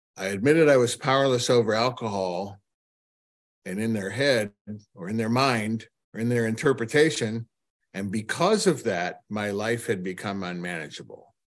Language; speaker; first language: English; native; English